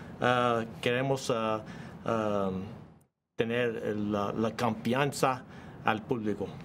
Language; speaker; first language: Spanish; non-native, learner; English